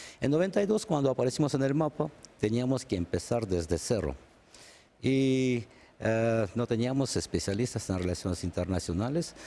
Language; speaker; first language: Spanish; non-native, fluent; Armenian